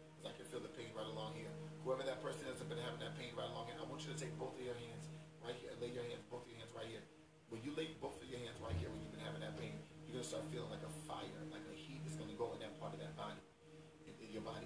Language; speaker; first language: English; native; English